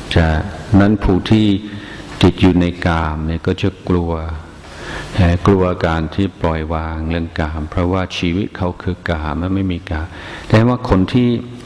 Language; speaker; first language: Thai; non-native, fluent; English